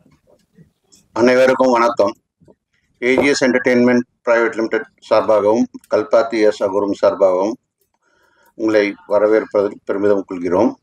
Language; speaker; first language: Tamil; native; Tamil